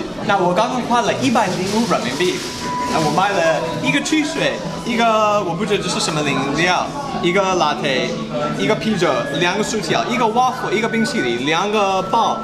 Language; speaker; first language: Chinese; non-native, fluent; English